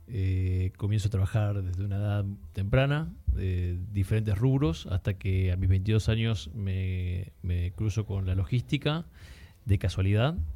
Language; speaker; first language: Spanish; native; Spanish